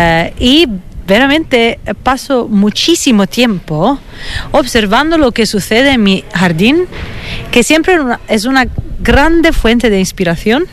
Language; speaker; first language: Spanish; non-native, fluent; Italian